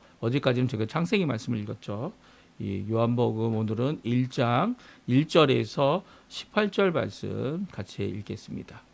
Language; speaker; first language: Korean; native; Korean